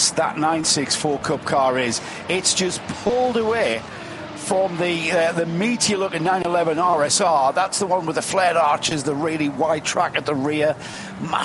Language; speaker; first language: English; native; English